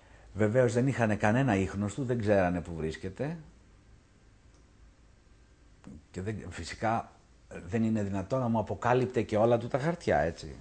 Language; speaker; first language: Greek; native; Greek